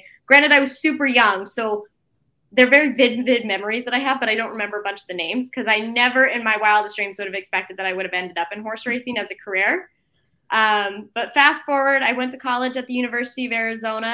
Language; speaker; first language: English; native; English